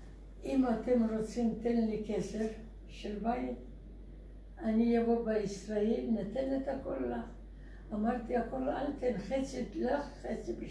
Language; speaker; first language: Hebrew; non-native, learner; Russian